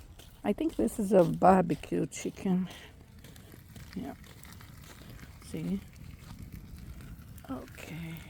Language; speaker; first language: English; non-native, fluent; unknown